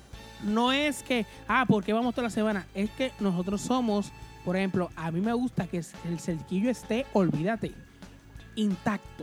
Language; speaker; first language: Spanish; native; Spanish